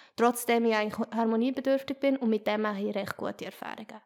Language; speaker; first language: German; native; German